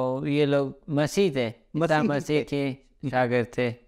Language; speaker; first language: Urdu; early bilingual, other home language; Pashto